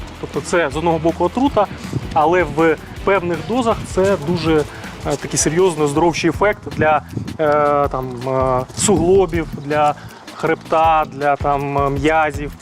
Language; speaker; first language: Ukrainian; native; Ukrainian